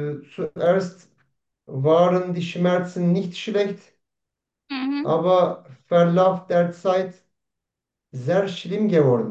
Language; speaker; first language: German; non-native, learner; Turkish